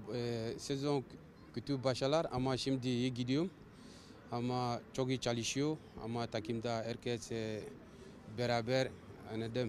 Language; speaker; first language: Turkish; non-native, learner; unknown